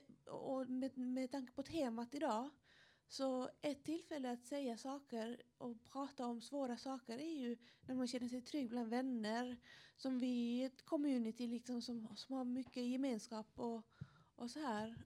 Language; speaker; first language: Swedish; non-native, fluent; Spanish